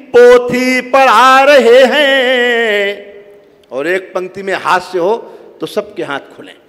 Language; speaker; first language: Hindi; native; Hindi